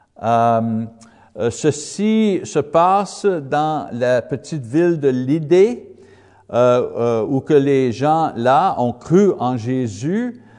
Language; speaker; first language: French; non-native, learner; English